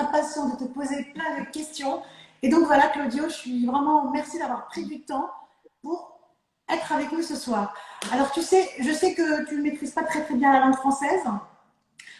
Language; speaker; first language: French; native; French